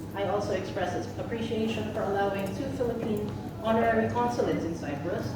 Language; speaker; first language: English; non-native, local second language; Filipino